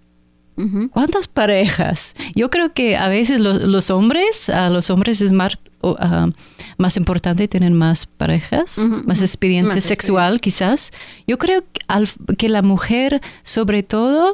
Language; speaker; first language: Spanish; non-native, fluent; English